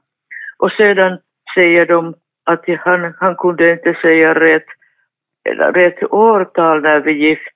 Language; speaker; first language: Swedish; non-native, fluent; Finnish